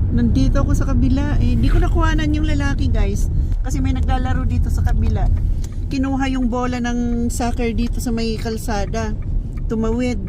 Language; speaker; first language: Filipino; non-native, local second language; Bikol